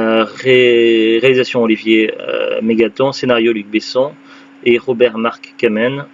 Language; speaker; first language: French; native; French